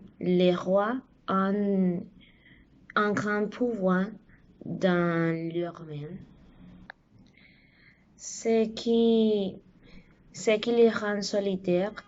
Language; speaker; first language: French; non-native, learner; Spanish